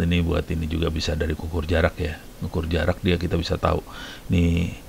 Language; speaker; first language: Indonesian; native; Indonesian